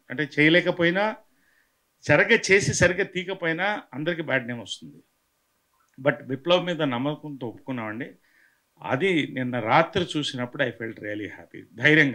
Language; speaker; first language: Telugu; native; Telugu